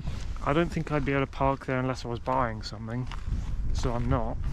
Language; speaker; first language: English; native; English